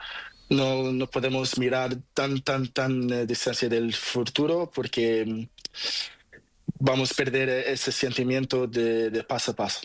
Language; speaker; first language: Spanish; non-native, learner; Portuguese